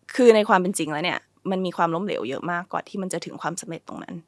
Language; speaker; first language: Thai; early bilingual, other home language; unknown